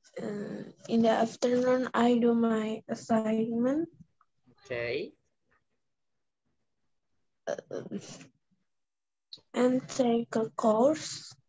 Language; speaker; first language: English; non-native, local second language; Indonesian